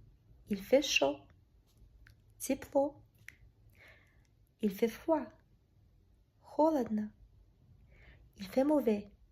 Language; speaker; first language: French; non-native, fluent; Russian